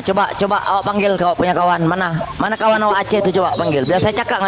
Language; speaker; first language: Malay; native; Malay